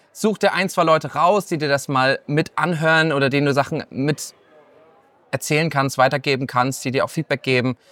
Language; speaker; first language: German; native; German